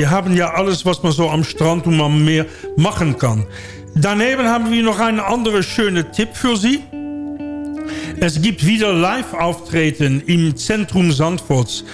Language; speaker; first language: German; non-native, learner; Dutch